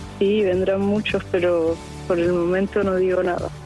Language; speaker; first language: Spanish; early bilingual, heritage; Spanish